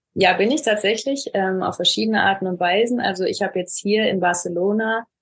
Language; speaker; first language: German; native; German